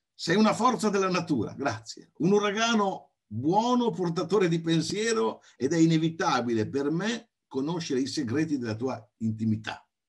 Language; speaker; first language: Italian; native; Italian